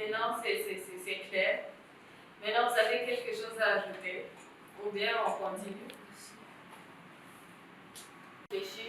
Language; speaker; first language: French; non-native, local second language; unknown